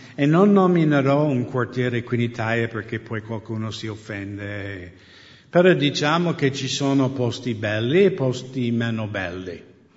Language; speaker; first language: Italian; non-native, fluent; English